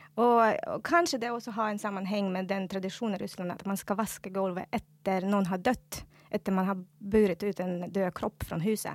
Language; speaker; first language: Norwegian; non-native, fluent; Russian